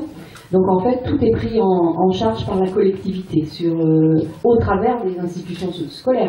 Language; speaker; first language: French; native; French